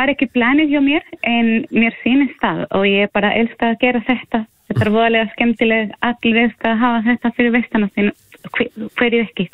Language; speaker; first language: Icelandic; non-native, fluent; Spanish